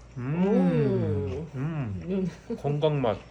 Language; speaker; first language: Korean; non-native, learner; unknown